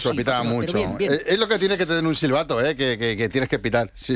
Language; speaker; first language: Spanish; native; Spanish